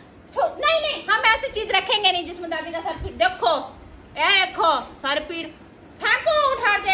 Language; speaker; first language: Hindi; native; Hindi